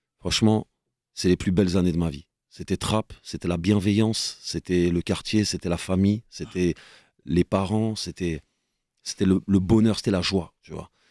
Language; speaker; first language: French; native; French